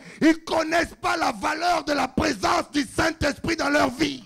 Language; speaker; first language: French; non-native, local second language; Lingala